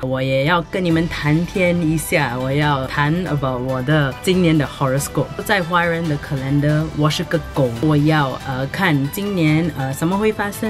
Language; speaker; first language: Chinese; non-native, local second language; English